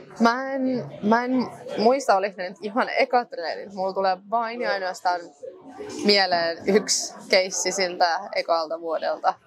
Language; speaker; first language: Finnish; native; Finnish